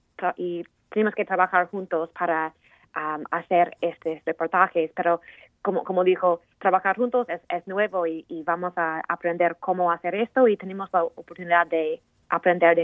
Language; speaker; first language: Spanish; non-native, fluent; English